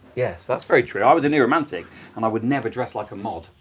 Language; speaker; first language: English; native; English